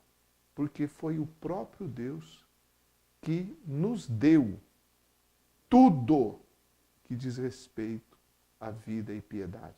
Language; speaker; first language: Portuguese; native; Portuguese